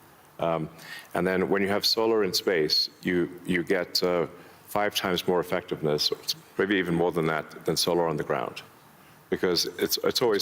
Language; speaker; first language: English; early bilingual, other home language; Afrikaans